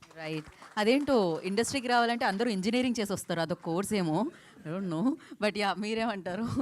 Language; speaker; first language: Telugu; native; Telugu